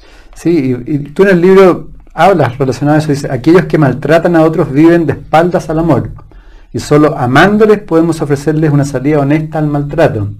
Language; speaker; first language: Spanish; native; Spanish